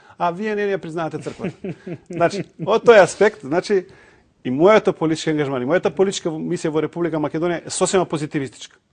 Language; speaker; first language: Macedonian; non-native, local second language; Serbian